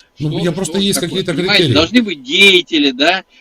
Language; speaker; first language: Russian; native; Russian